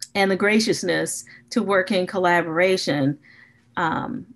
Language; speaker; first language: English; native; English